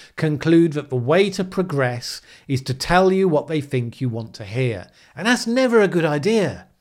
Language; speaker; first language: English; native; English